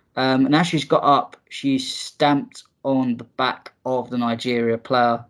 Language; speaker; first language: English; native; English